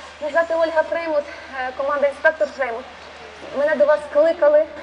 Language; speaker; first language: Ukrainian; native; Ukrainian